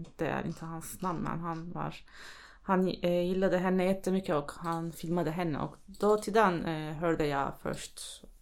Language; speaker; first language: Swedish; non-native, fluent; Turkish